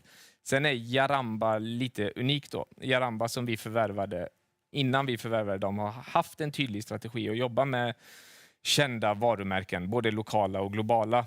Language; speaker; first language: Swedish; native; Swedish